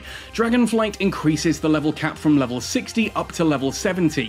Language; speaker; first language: English; native; English